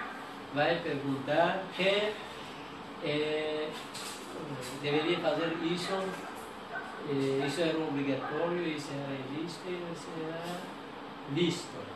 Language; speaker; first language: Portuguese; non-native, learner; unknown